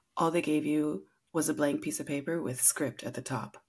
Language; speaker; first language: English; native; English